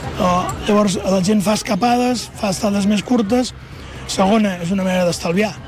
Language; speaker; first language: Catalan; native; Catalan